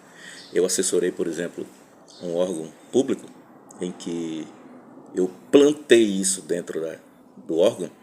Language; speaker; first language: Portuguese; native; Portuguese